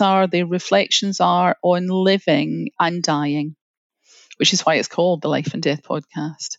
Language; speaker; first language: English; native; English